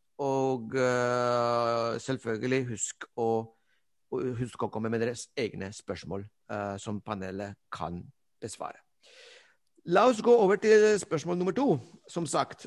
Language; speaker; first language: Norwegian; non-native, fluent; Spanish